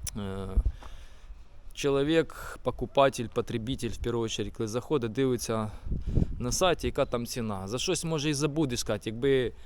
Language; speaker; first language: Ukrainian; native; Ukrainian